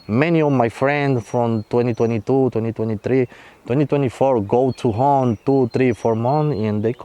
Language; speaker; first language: English; non-native, fluent; Spanish